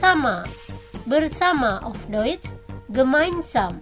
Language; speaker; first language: German; non-native, fluent; Indonesian